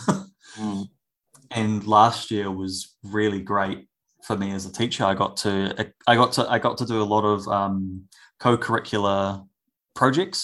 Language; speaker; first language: English; native; English